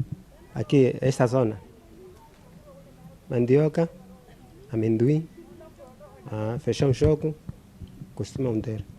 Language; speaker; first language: Portuguese; non-native, local second language; Makhuwa